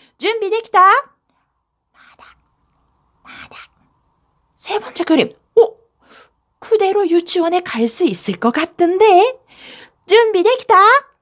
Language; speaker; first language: Korean; non-native, fluent; Japanese